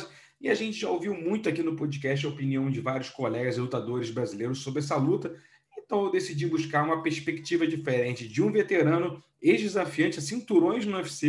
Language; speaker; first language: Portuguese; native; Portuguese